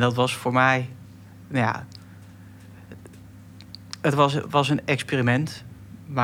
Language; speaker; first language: Dutch; native; Dutch